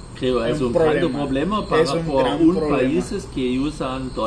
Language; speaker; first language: Spanish; non-native, learner; German